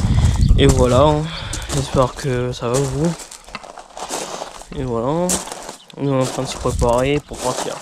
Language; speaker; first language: French; native; French